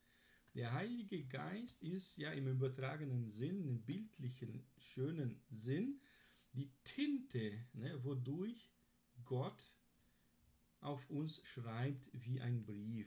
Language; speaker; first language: German; non-native, fluent; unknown